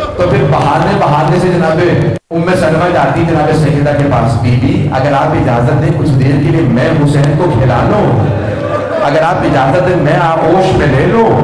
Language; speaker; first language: Urdu; early bilingual, heritage; Urdu